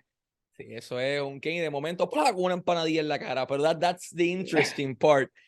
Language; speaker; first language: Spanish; native; Spanish